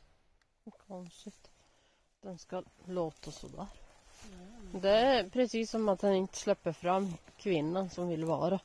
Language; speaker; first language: Swedish; native; Swedish